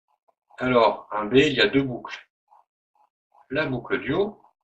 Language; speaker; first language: French; native; French